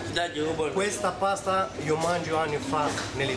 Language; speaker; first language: Italian; non-native, learner; Greek